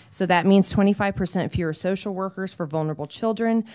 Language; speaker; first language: English; native; English